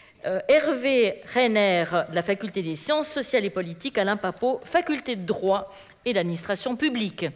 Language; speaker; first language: French; native; French